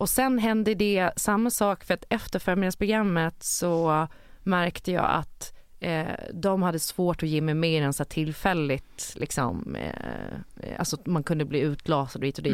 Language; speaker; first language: Swedish; native; Swedish